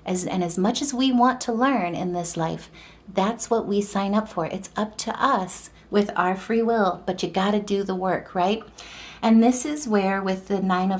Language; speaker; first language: English; native; English